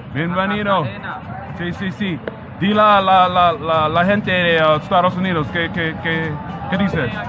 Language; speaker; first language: Spanish; non-native, learner; English